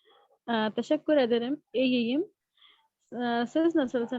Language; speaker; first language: Turkish; non-native, learner; Urdu